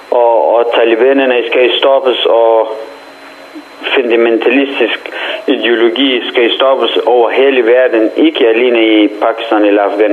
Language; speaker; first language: Danish; non-native, fluent; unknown